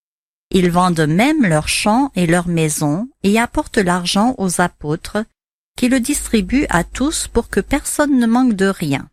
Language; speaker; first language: French; native; French